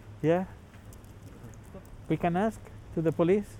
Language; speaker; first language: English; non-native, learner; Spanish